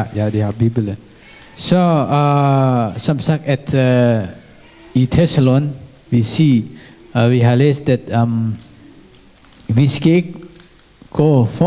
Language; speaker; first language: Danish; non-native, learner; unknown